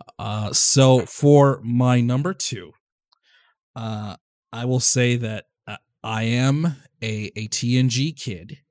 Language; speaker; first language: English; native; English